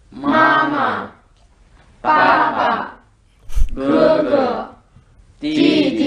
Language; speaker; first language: Chinese; non-native, learner; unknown